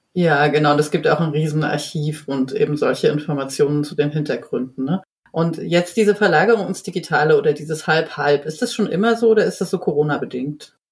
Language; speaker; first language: German; native; German